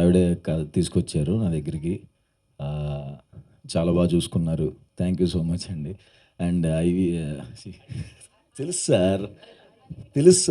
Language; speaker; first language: Telugu; native; Telugu